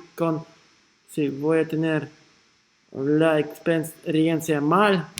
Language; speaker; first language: Spanish; non-native, learner; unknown